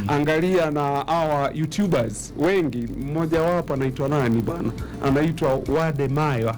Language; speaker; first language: Swahili; native; Swahili